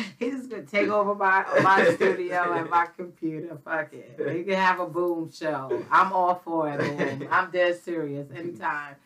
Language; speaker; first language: English; native; English